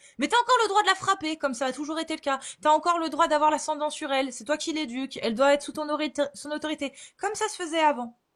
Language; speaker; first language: French; native; French